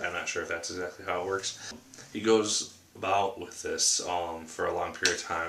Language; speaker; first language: English; native; English